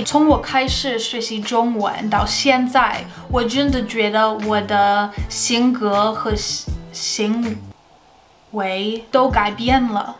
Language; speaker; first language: Chinese; non-native, fluent; English